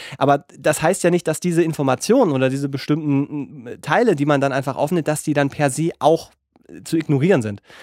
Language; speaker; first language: German; native; German